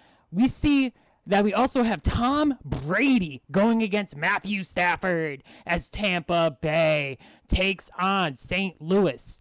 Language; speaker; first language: English; native; English